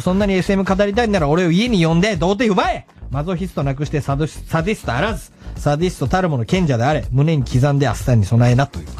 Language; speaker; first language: Japanese; native; Japanese